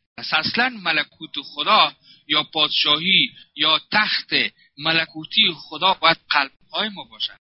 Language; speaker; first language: Persian; native; Persian